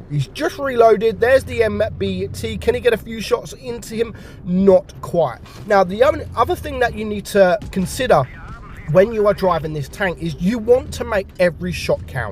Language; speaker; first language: English; native; English